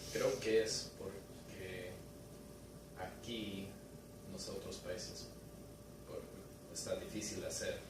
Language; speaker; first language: Spanish; early bilingual, heritage; Spanish